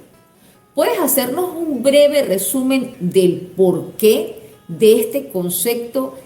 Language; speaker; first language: Spanish; native; Spanish